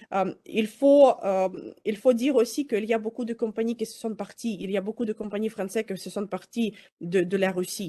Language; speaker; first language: French; non-native, fluent; Ukrainian